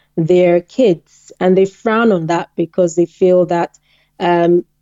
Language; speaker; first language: English; non-native, local second language; Yoruba